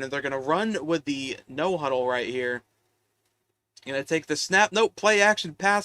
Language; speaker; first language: English; native; English